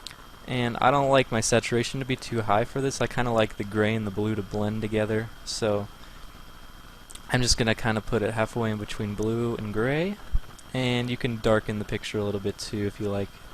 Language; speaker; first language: English; native; English